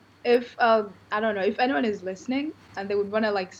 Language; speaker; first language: English; non-native, local second language; Ganda